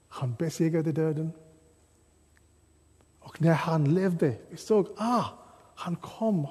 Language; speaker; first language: Swedish; non-native, fluent; English